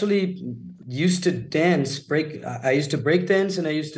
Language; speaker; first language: English; non-native, fluent; Portuguese